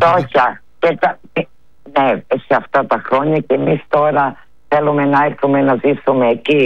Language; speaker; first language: Greek; early bilingual, heritage; Greek